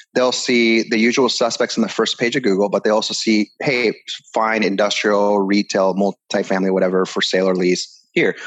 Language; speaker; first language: English; early bilingual, other home language; Spanish